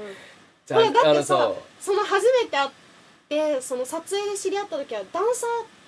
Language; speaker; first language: Japanese; native; Japanese